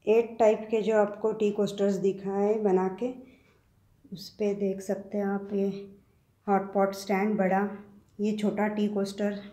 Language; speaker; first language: Hindi; non-native, local second language; Marathi